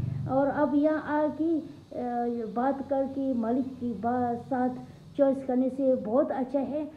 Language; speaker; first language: Hindi; non-native, local second language; Tibetan